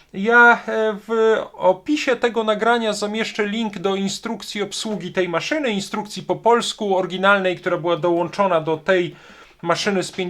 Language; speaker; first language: Polish; native; Polish